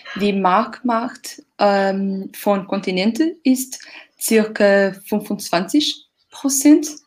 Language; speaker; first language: German; non-native, learner; Portuguese